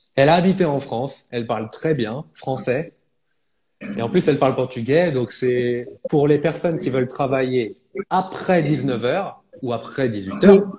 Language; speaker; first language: French; native; French